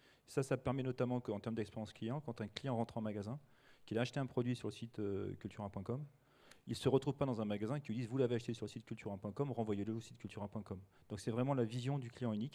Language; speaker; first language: French; native; French